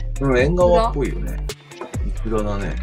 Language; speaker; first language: Japanese; native; Japanese